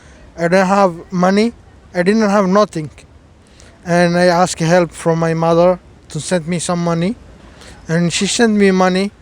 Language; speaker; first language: English; non-native, fluent; Somali